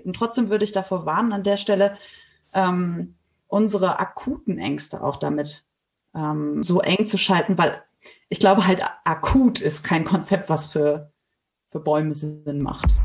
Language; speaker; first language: German; native; German